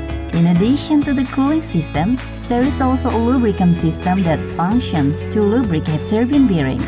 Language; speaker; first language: English; non-native, fluent; Indonesian